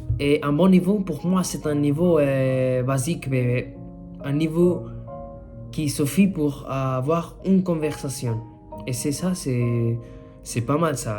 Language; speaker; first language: French; non-native, fluent; Spanish